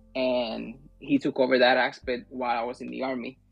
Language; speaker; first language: English; early bilingual, other home language; Spanish